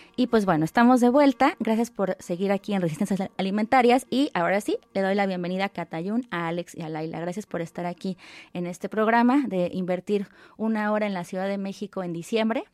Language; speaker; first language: Spanish; native; Spanish